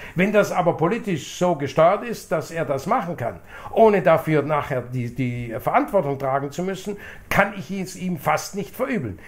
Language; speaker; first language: German; native; German